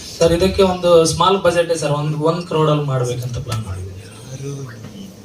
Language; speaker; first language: Kannada; non-native, local second language; Lambadi